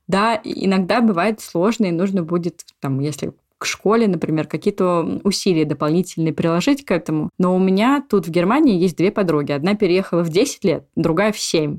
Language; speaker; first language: Russian; native; Russian